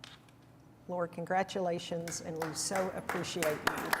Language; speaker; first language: English; native; English